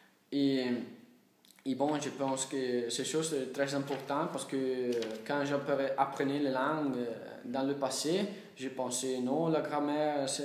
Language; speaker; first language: French; non-native, learner; Italian